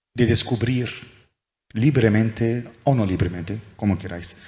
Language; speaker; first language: Spanish; non-native, fluent; Arabic